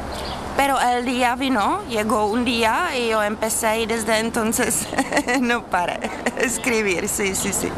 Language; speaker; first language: Spanish; non-native, fluent; Czech